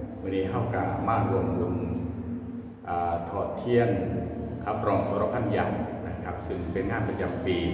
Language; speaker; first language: Thai; non-native, local second language; Northeastern Thai